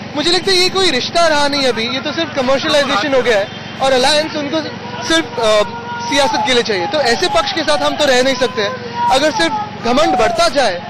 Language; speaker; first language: Hindi; non-native, local second language; Marathi